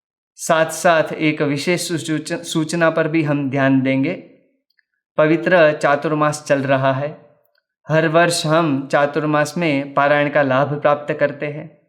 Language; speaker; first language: Hindi; native; Hindi